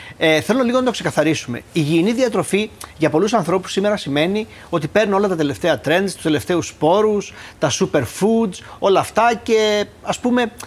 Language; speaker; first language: Greek; native; Greek